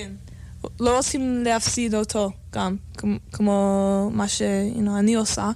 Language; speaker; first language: Hebrew; non-native, learner; English